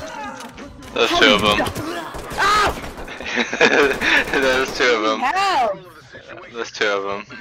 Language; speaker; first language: English; native; English